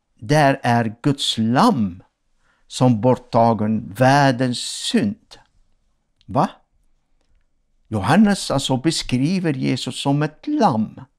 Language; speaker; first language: Swedish; non-native, fluent; Arabic